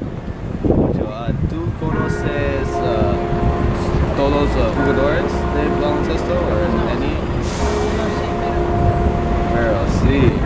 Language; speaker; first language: Spanish; non-native, learner; English